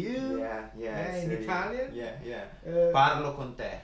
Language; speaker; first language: English; non-native, fluent; Italian